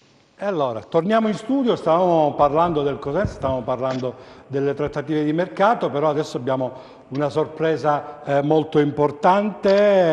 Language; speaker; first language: Italian; native; Italian